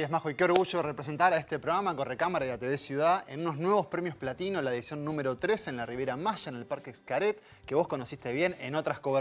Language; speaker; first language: Spanish; native; Spanish